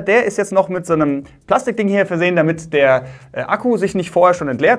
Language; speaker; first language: German; native; German